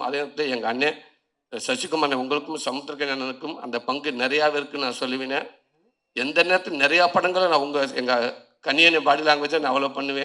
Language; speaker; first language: Tamil; native; Tamil